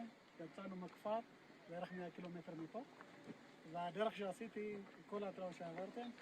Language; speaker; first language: Hebrew; non-native, fluent; Amharic